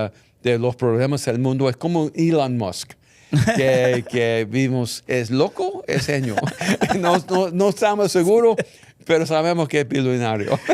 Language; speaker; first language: Spanish; early bilingual, heritage; English